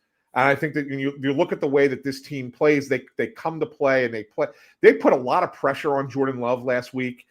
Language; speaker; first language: English; native; English